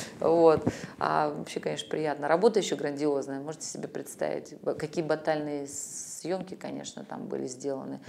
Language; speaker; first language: Russian; native; Russian